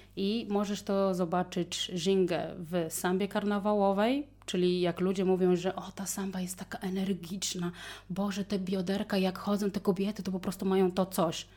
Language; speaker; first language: Polish; non-native, fluent; Portuguese